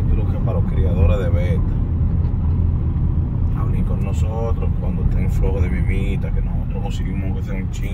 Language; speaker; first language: Spanish; native; Spanish